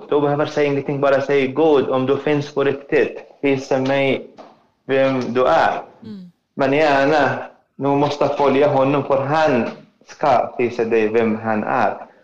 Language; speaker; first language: Swedish; non-native, fluent; Arabic